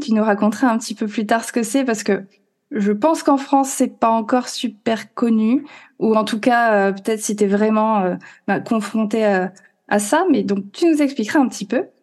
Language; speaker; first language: French; native; French